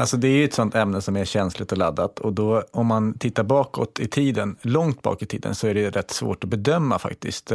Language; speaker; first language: Swedish; native; Swedish